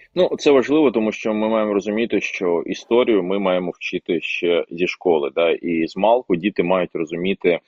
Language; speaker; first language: Ukrainian; non-native, local second language; Russian